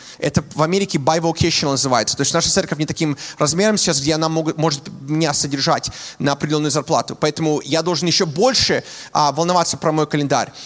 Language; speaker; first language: Russian; early bilingual, heritage; Russian